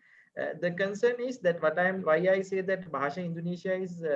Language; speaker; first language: English; non-native, fluent; Sinhala